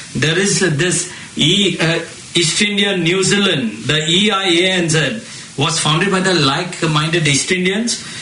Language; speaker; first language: English; non-native, local second language; Marathi